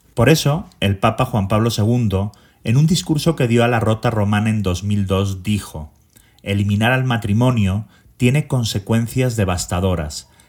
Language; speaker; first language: Spanish; native; Spanish